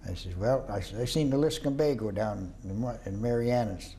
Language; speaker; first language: English; native; English